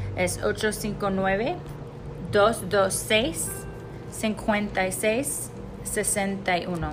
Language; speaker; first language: Spanish; non-native, fluent; English